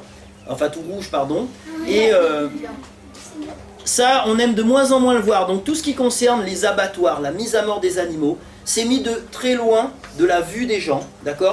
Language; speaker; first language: French; native; French